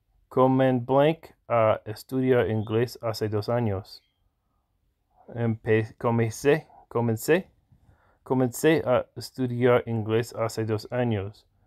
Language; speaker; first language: Spanish; non-native, learner; English